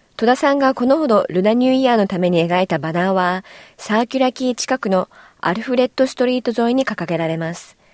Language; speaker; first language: Japanese; native; Japanese